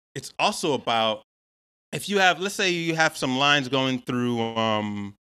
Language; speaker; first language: English; native; English